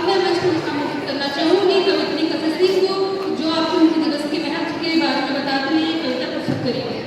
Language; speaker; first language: Hindi; native; Hindi